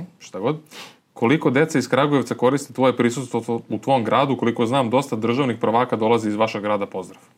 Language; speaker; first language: Serbian; native; Serbian